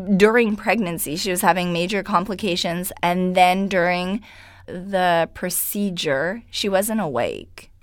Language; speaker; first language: English; non-native, fluent; Hungarian